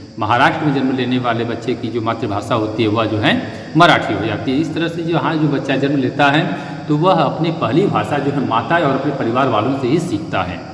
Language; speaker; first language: Hindi; native; Hindi